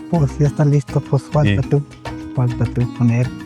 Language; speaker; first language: Spanish; non-native, local second language; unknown